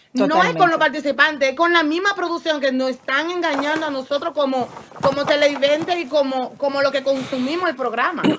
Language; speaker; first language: Spanish; native; Spanish